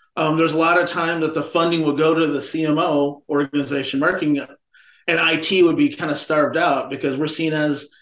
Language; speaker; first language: English; native; English